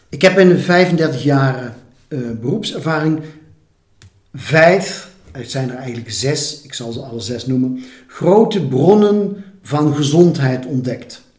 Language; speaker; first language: Dutch; native; Dutch